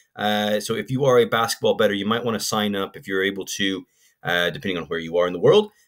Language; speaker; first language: English; native; English